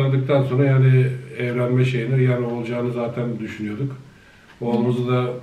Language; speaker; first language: Turkish; native; Turkish